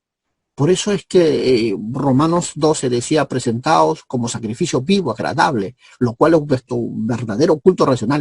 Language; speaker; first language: Spanish; native; Spanish